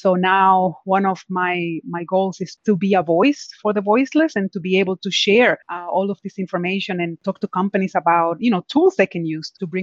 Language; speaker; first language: English; non-native, fluent; Spanish